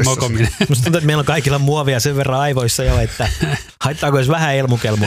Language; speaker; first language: Finnish; early bilingual, other home language; Somali